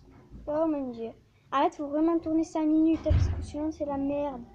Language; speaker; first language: French; native; French